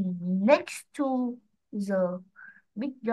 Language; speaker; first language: English; non-native, learner; Vietnamese